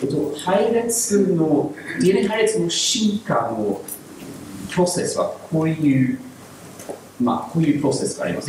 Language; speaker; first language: Japanese; non-native, learner; English